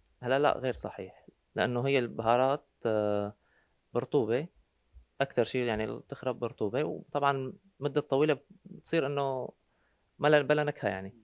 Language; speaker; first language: Arabic; native; Arabic